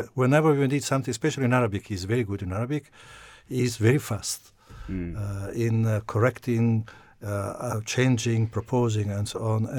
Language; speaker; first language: English; non-native, fluent; Italian